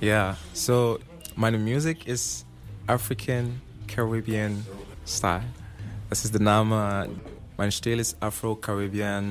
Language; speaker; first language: German; non-native, learner; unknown